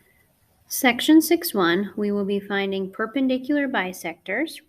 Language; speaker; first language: English; native; English